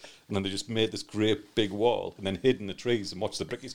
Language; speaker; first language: English; native; English